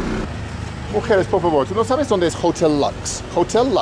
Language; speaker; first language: Spanish; non-native, learner; English